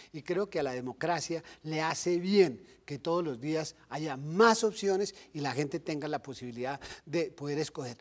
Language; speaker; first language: Spanish; native; Spanish